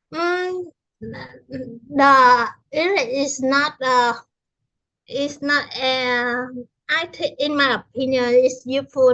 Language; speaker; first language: English; non-native, learner; Vietnamese